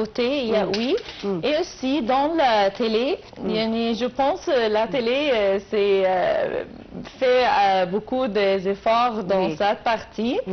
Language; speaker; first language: French; non-native, learner; Arabic